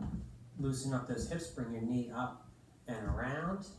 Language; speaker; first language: English; native; English